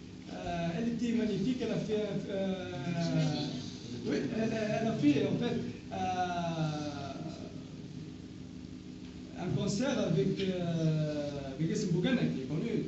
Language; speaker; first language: French; non-native, local second language; Arabic